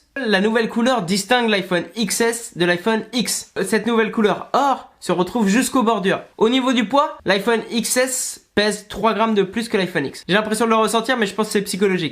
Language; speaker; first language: French; native; French